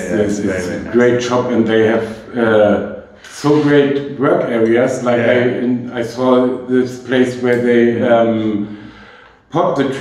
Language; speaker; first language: English; non-native, fluent; German